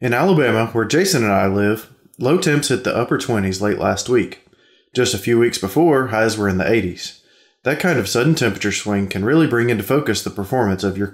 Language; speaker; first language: English; native; English